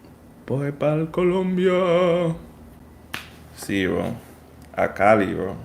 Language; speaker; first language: Spanish; non-native, learner; English